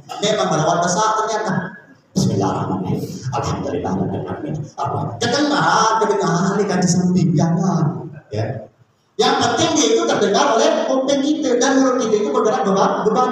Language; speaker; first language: Indonesian; native; Indonesian